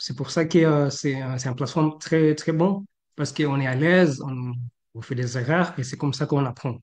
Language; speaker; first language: French; non-native, fluent; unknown